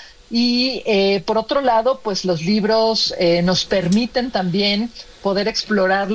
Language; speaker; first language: Spanish; native; Spanish